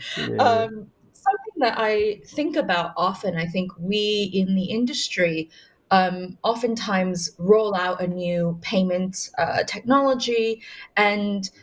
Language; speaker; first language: English; native; English